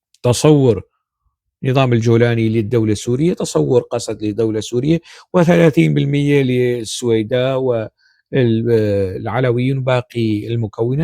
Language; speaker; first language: Arabic; non-native, local second language; Kurdish